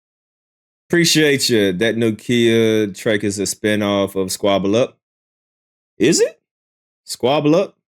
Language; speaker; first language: English; native; English